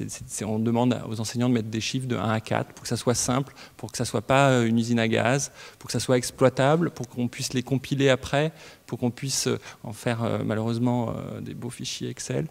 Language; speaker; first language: French; native; French